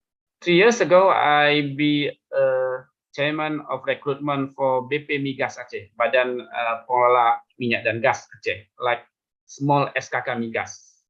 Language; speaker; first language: English; non-native, fluent; Indonesian